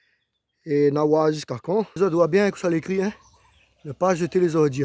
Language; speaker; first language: French; non-native, local second language; Réunion Creole French